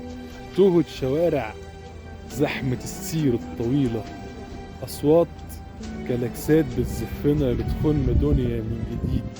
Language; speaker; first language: Arabic; native; Arabic